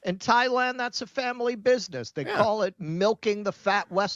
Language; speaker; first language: English; native; English